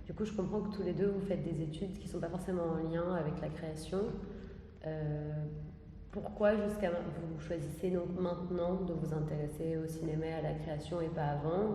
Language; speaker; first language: French; native; French